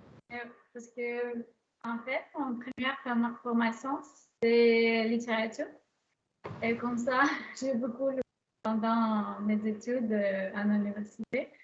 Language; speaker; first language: French; non-native, fluent; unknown